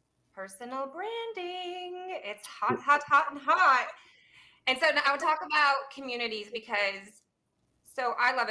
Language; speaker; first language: English; native; English